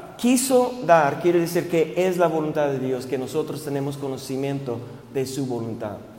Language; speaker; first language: Spanish; non-native, fluent; English